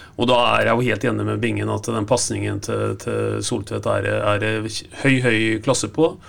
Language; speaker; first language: Norwegian; native; Norwegian